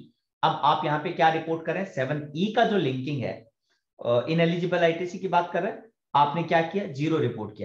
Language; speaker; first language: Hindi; native; Hindi